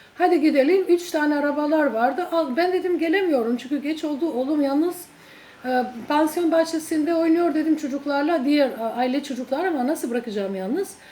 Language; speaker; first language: Turkish; non-native, fluent; Albanian